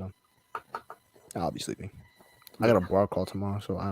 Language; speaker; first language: English; native; English